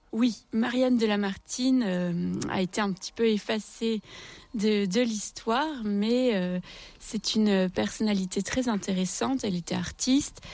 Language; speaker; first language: French; native; French